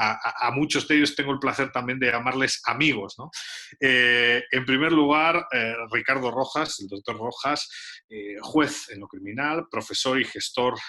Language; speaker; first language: Spanish; native; Spanish